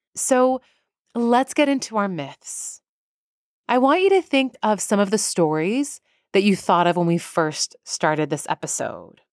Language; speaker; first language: English; early bilingual, other home language; Persian